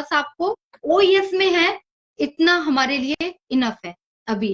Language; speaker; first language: Hindi; native; Hindi